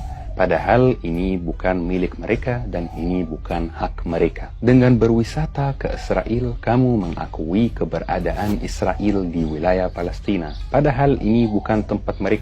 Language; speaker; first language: Indonesian; non-native, fluent; Arabic